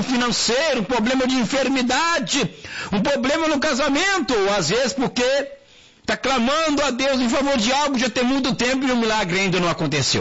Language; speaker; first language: Portuguese; native; Portuguese